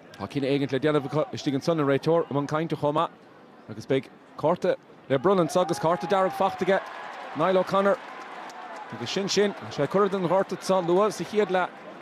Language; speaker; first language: Irish; native; Irish